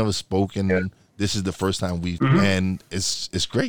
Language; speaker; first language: English; early bilingual, other home language; Spanish